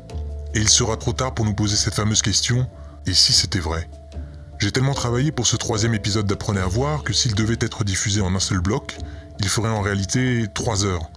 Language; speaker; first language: French; native; French